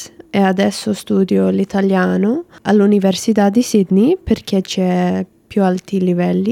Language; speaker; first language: Italian; non-native, learner; English